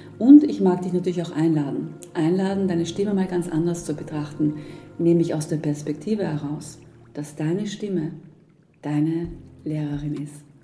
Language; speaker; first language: German; native; German